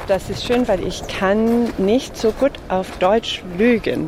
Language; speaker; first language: German; non-native, fluent; English